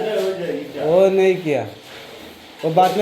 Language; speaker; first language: Hindi; non-native, local second language; Malayalam